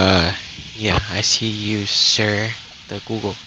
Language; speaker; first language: English; non-native, learner; Vietnamese